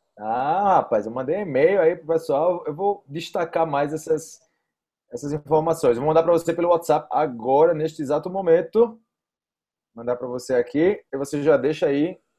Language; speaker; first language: Portuguese; native; Portuguese